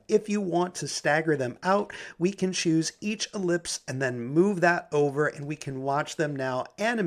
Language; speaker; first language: English; native; English